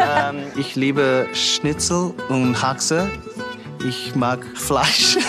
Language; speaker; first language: German; non-native, learner; English